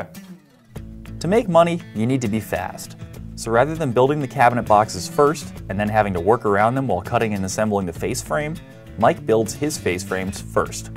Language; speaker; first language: English; native; English